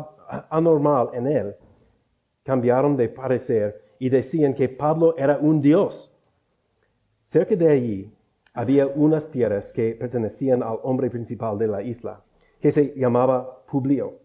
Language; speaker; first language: Spanish; non-native, fluent; English